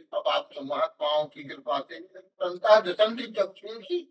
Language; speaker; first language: Hindi; native; Hindi